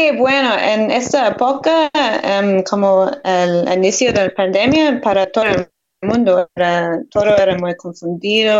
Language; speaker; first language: Spanish; non-native, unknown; English